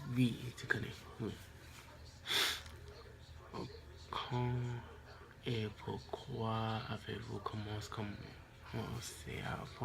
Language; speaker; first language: French; non-native, local second language; English